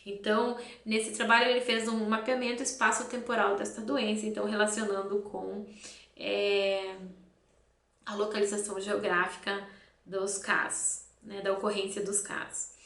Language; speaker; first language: Portuguese; native; Portuguese